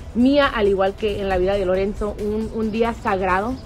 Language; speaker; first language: Spanish; early bilingual, heritage; Spanish